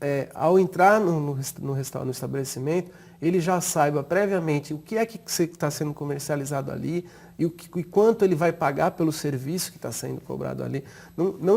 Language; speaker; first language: Portuguese; native; Portuguese